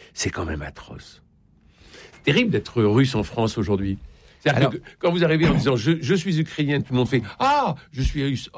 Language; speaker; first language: French; native; French